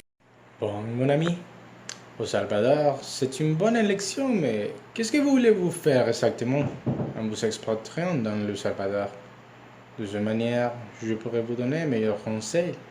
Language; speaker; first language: French; non-native, learner; Spanish